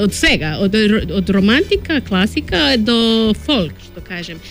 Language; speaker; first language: Serbian; non-native, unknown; Spanish